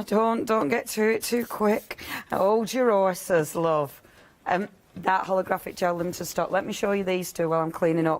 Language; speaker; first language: English; native; English